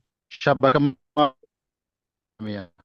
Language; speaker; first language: Arabic; non-native, learner; Urdu